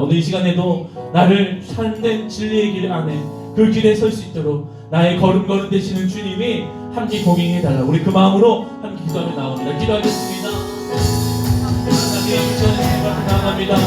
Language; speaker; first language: Korean; native; Korean